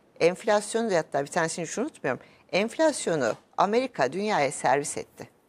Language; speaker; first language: Turkish; native; Turkish